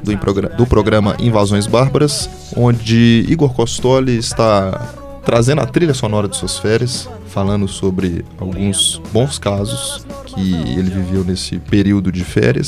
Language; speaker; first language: Portuguese; native; Portuguese